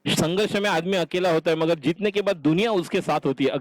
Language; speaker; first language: Hindi; non-native, local second language; Marathi